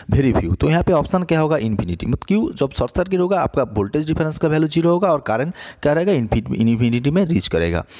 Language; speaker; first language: Hindi; non-native, local second language; Bangla